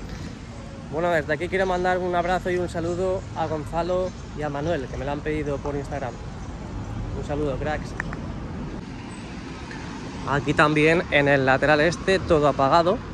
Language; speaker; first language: Spanish; native; Spanish